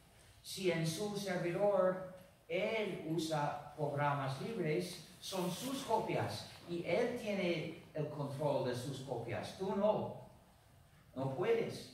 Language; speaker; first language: Spanish; non-native, fluent; English